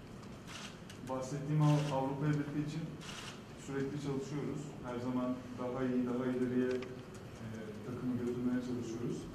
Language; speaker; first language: Turkish; native; Turkish